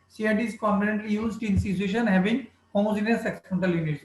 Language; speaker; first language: English; non-native, local second language; Bangla